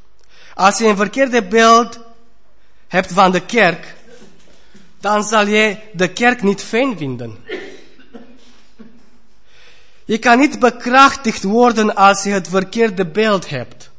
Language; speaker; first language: Dutch; non-native, fluent; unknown